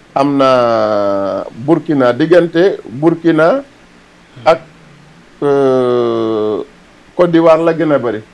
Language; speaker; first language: Wolof; non-native, local second language; Serer